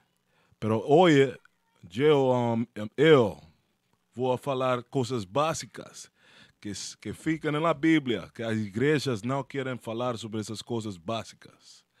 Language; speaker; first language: Portuguese; non-native, fluent; Spanish